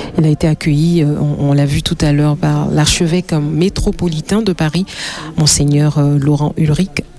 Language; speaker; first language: French; native; French